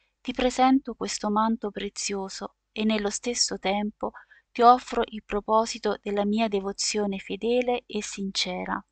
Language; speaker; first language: Italian; native; Italian